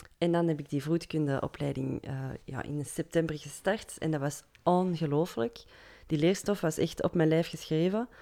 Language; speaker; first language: Dutch; native; Dutch